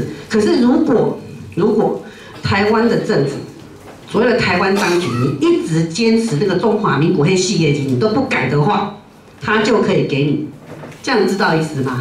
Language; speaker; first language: Chinese; non-native, local second language; Min Nan Chinese